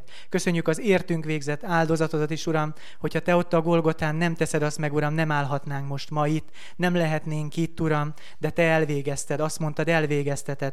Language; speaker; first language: Hungarian; native; Hungarian